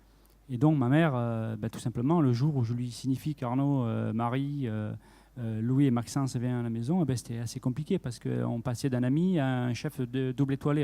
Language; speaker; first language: French; native; French